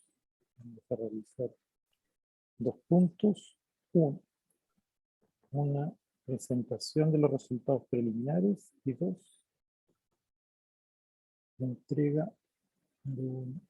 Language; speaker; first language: Spanish; native; Spanish